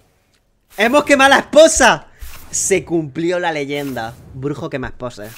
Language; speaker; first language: Spanish; native; Spanish